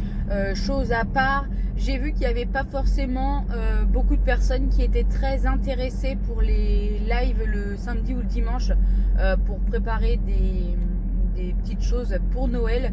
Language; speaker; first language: French; native; French